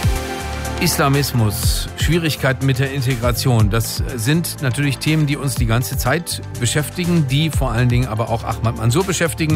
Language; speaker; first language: German; native; German